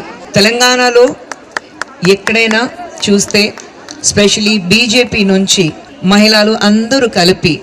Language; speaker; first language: Telugu; non-native, fluent; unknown